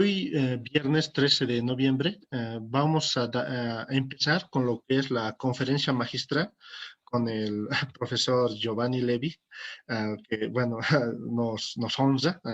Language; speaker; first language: Spanish; native; Spanish